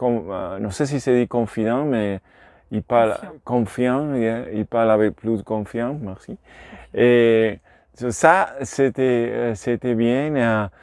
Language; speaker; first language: French; non-native, learner; Spanish